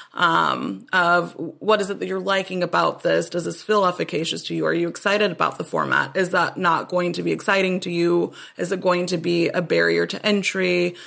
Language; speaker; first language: English; native; English